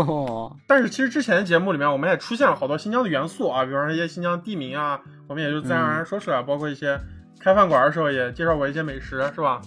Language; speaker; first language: Chinese; native; Chinese